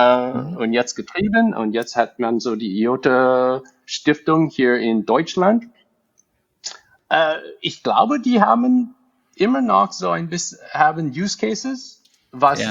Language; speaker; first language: German; non-native, fluent; English